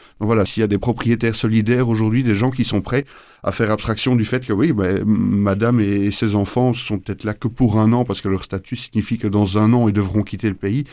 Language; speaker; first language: French; native; French